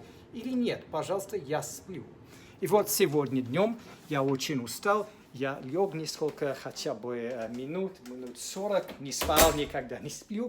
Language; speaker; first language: Russian; non-native, fluent; English